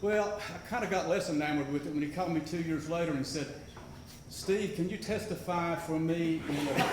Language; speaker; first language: English; native; English